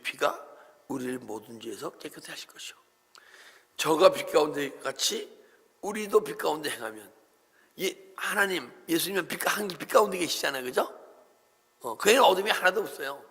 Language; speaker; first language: Korean; native; Korean